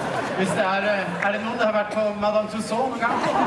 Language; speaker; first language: Danish; native; Danish